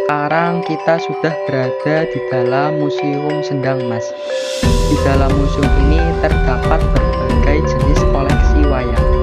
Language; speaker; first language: Indonesian; native; Indonesian